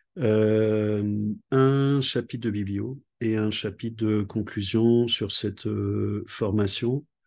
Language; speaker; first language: French; native; French